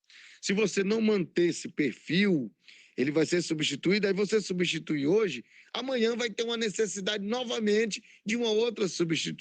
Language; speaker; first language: Portuguese; native; Portuguese